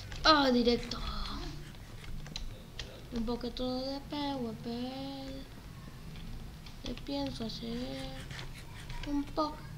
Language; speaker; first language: Spanish; native; Spanish